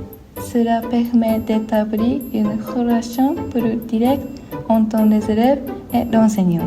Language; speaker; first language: French; non-native, learner; Japanese